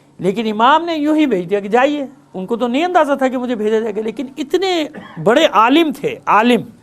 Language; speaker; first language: Urdu; native; Urdu